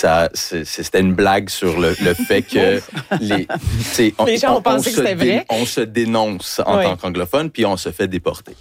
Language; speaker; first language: French; early bilingual, other home language; English